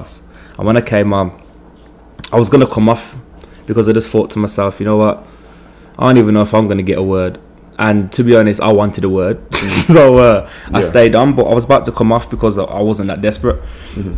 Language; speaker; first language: English; native; English